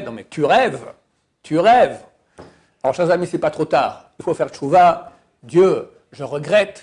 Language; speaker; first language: French; native; French